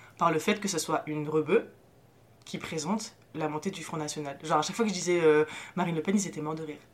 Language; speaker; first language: French; early bilingual, other home language; Arabic